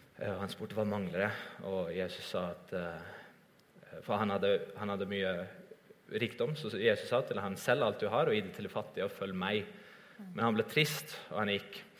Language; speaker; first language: Norwegian; early bilingual, other home language; Estonian